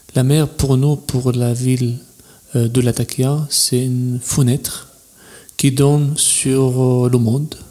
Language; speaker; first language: French; non-native, fluent; Arabic